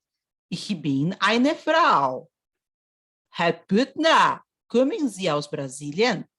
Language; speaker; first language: German; non-native, fluent; Portuguese